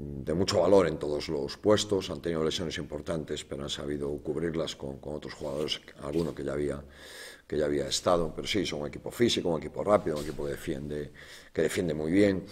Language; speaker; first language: Spanish; native; Spanish